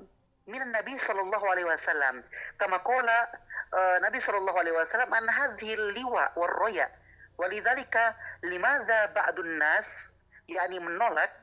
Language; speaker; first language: Arabic; non-native, learner; Indonesian